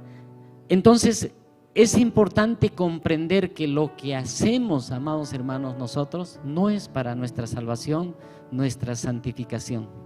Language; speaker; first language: Spanish; native; Spanish